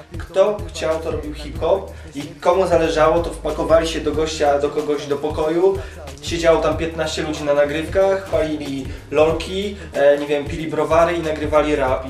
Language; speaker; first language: Polish; native; Polish